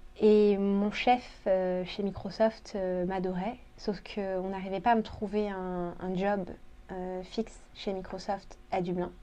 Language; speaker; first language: French; early bilingual, other home language; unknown